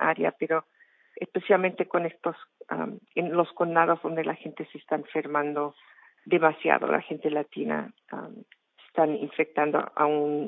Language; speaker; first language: Spanish; non-native, fluent; English